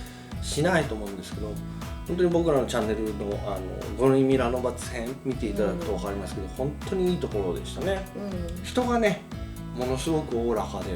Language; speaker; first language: Japanese; native; Japanese